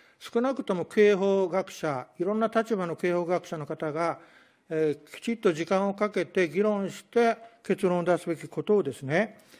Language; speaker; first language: Japanese; native; Japanese